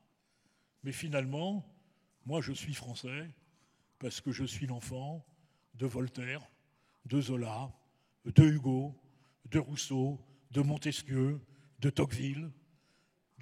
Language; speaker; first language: French; native; French